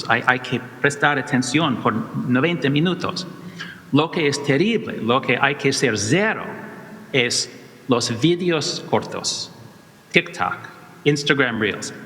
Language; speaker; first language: Spanish; non-native, learner; English